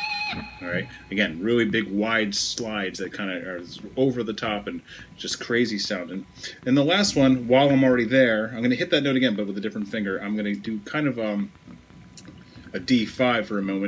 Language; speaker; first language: English; native; English